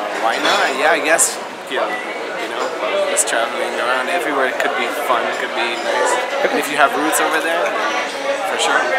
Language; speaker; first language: English; non-native, fluent; Hebrew